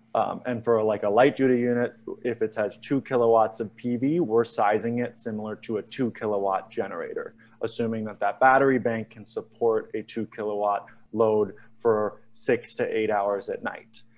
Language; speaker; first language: English; native; English